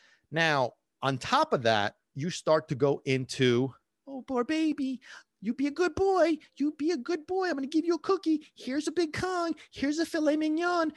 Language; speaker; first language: English; early bilingual, other home language; Italian